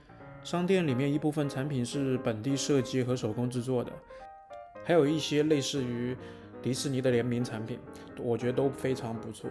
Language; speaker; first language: Chinese; native; Chinese